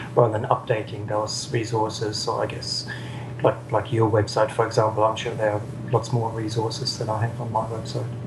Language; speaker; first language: English; non-native, fluent; German